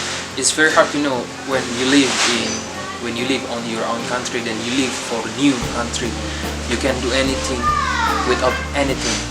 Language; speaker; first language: English; non-native, learner; Arabic